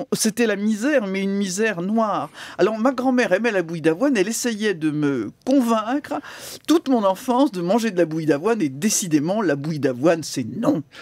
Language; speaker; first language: French; native; French